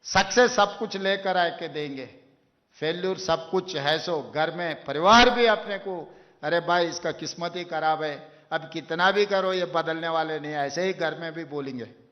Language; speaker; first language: Hindi; non-native, local second language; Telugu